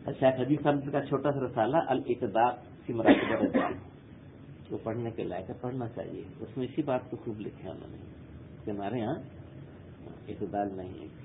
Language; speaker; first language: Urdu; non-native, local second language; Pashto